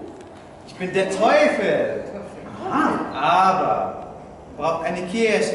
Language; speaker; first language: German; non-native, learner; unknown